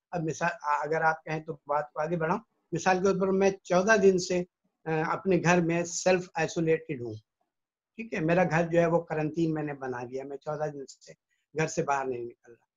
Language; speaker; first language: Urdu; native; Urdu